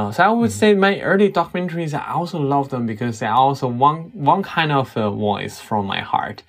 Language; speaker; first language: English; non-native, fluent; Chinese